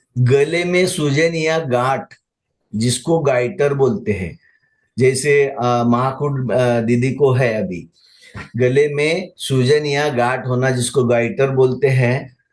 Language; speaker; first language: Hindi; non-native, local second language; Marathi